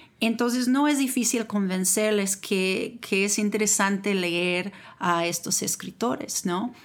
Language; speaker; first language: Spanish; non-native, fluent; English